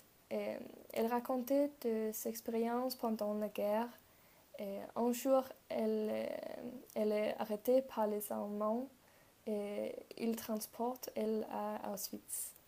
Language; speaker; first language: French; non-native, learner; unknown